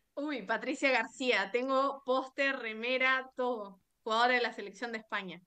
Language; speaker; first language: Spanish; native; Spanish